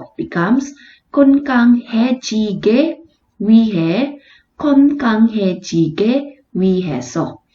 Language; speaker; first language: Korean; non-native, fluent; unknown